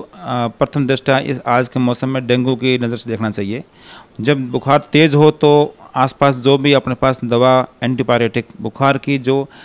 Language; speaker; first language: Hindi; native; Hindi